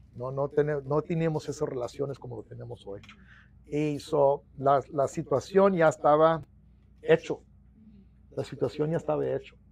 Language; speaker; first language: Spanish; early bilingual, heritage; Spanish